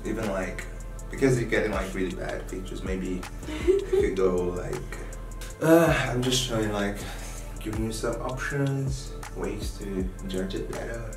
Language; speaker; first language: English; non-native, fluent; Portuguese